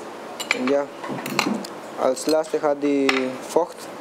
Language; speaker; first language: Dutch; non-native, learner; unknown